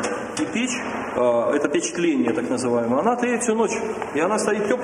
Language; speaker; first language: Russian; native; Russian